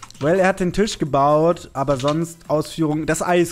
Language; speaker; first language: German; native; German